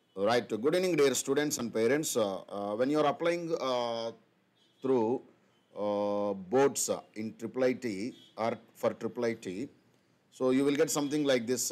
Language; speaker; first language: English; non-native, local second language; Telugu